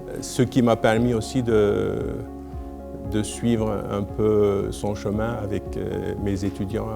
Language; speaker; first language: French; non-native, fluent; Turkish